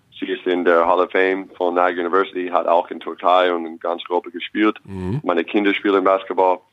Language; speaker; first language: German; non-native, fluent; English